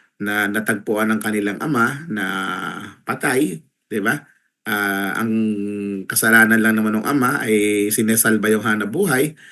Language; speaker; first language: Filipino; native; Filipino